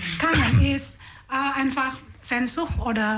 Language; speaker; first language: German; non-native, fluent; Indonesian